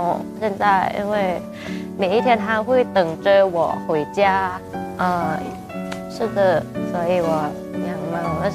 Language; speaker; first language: Chinese; non-native, fluent; Thai